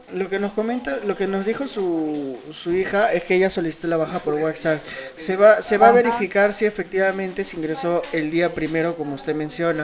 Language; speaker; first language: Spanish; native; Spanish